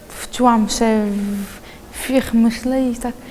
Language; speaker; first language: Polish; non-native, fluent; Chechen